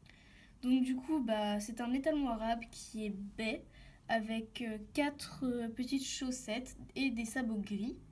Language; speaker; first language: French; native; French